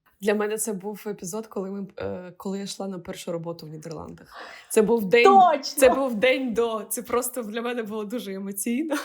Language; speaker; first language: Ukrainian; non-native, local second language; Russian